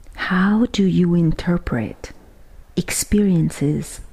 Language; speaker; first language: English; non-native, fluent; Italian